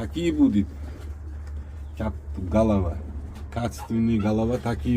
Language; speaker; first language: Russian; non-native, local second language; Uzbek